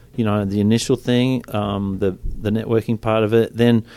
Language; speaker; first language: English; native; English